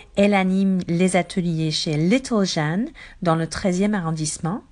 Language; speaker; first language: French; native; French